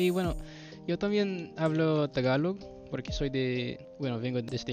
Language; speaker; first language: Spanish; non-native, learner; Filipino